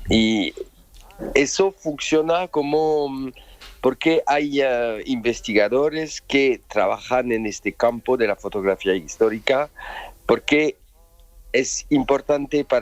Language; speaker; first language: Spanish; non-native, fluent; French